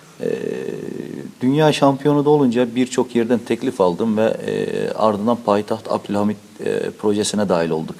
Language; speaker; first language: Turkish; early bilingual, heritage; Turkish